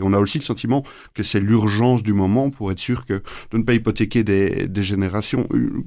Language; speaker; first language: French; native; French